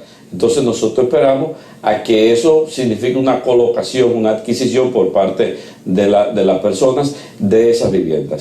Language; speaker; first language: Spanish; native; Spanish